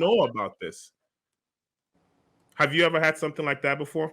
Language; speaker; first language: English; native; English